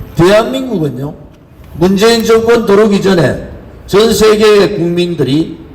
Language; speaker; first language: Korean; native; Korean